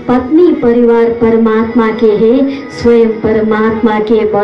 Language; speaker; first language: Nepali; native; Nepali